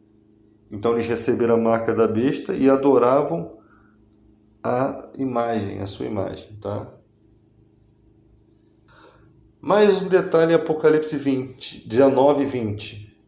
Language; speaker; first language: Portuguese; native; Portuguese